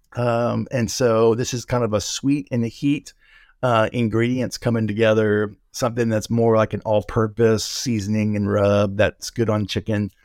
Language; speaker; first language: English; native; English